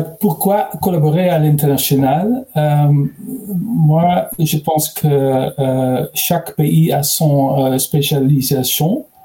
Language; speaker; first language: French; non-native, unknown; Dutch